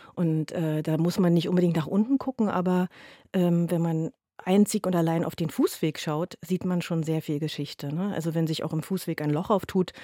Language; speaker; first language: German; native; German